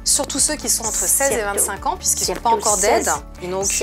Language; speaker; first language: French; native; French